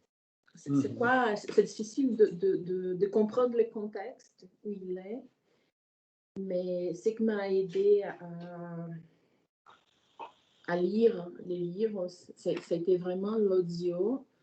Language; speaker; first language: French; non-native, fluent; Portuguese